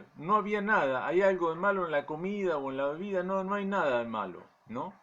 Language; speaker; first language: Spanish; native; Spanish